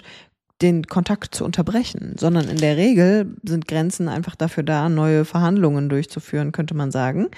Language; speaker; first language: German; native; German